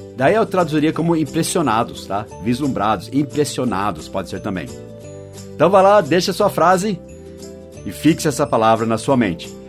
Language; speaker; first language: Portuguese; non-native, fluent; English